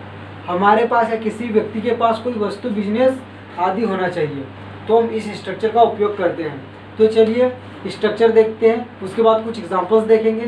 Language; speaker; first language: Hindi; native; Hindi